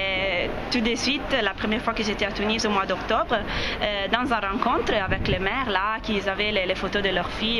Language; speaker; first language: French; non-native, fluent; Italian